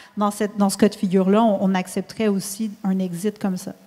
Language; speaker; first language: French; native; French